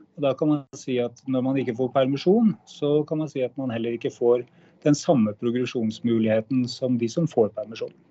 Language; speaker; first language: Norwegian; native; Norwegian